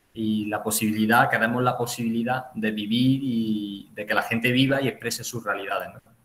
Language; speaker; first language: Spanish; native; Spanish